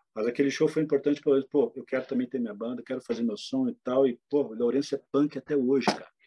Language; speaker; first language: Portuguese; native; Portuguese